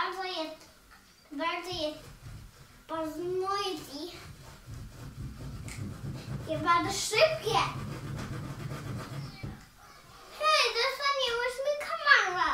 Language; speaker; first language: Polish; early bilingual, heritage; English